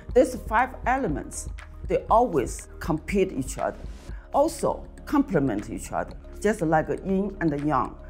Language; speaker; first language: English; non-native, fluent; Chinese